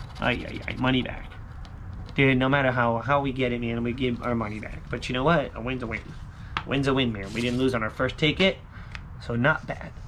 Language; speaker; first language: English; native; English